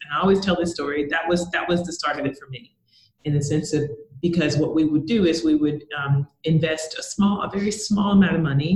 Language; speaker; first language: English; native; English